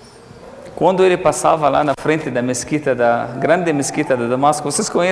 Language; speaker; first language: Portuguese; non-native, fluent; Arabic